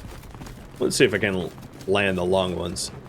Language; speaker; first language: English; native; English